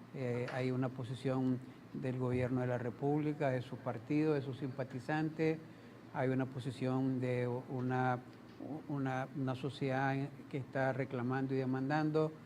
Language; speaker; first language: Spanish; native; Spanish